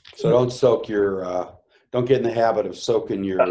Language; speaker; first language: English; native; English